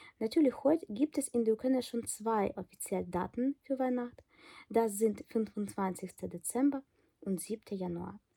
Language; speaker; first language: German; non-native, fluent; Ukrainian